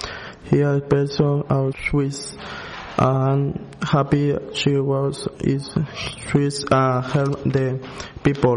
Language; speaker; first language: English; non-native, learner; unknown